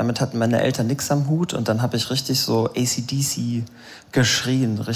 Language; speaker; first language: German; native; German